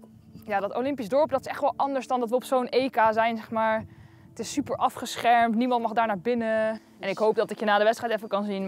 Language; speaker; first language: Dutch; native; Dutch